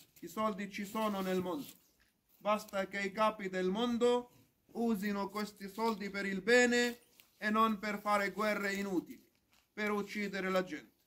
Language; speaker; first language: Italian; non-native, fluent; Arabic